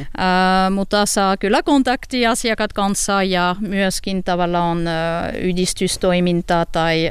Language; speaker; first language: Finnish; non-native, learner; French